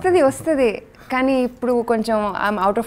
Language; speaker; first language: Telugu; non-native, learner; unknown